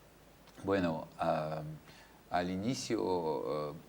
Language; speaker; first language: Spanish; non-native, fluent; French